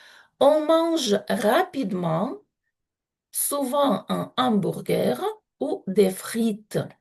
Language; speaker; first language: French; non-native, fluent; Ukrainian